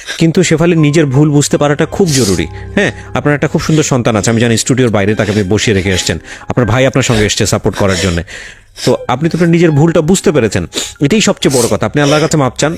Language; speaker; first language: Bangla; native; Bangla